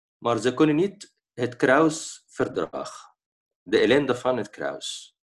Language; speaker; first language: Dutch; non-native, fluent; Arabic